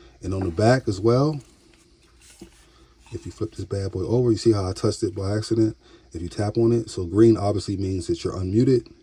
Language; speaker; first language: English; native; English